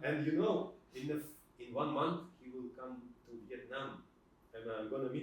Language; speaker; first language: English; non-native, fluent; Russian